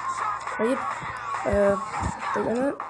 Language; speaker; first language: Arabic; native; Arabic